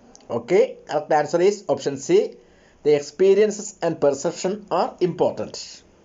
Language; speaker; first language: English; non-native, local second language; Malayalam